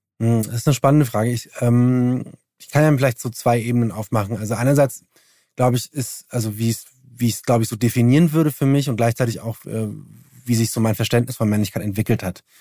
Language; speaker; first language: German; early bilingual, other home language; Turkish